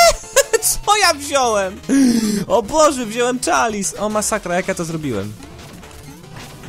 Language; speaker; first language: Polish; native; Polish